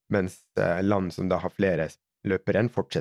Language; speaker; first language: Norwegian; native; Norwegian